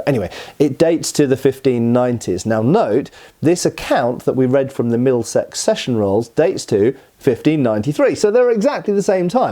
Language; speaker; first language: English; native; English